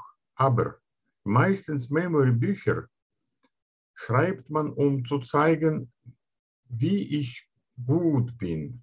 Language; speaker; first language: German; non-native, fluent; Russian